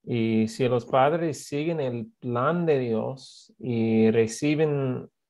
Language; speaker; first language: Spanish; non-native, fluent; English